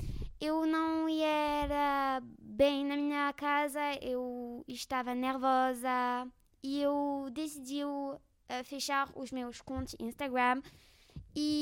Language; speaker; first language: Portuguese; non-native, learner; French